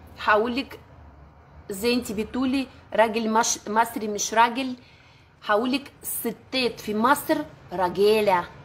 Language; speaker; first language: Arabic; non-native, learner; Russian